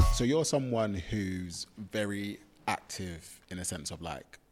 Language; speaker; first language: English; early bilingual, other home language; Yoruba